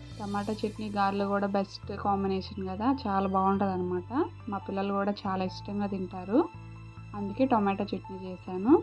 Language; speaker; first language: Telugu; native; Telugu